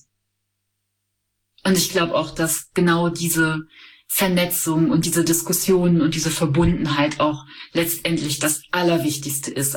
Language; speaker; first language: German; native; German